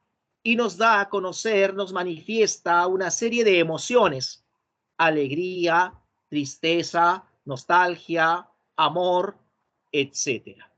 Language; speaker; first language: Spanish; native; Spanish